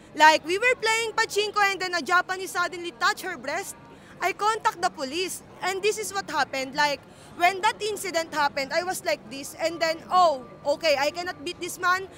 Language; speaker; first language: English; non-native, local second language; Filipino